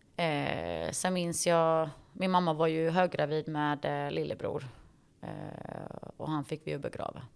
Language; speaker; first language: Swedish; early bilingual, other home language; Bosnian